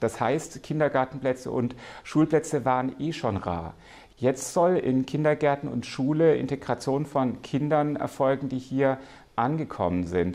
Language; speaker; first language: German; native; German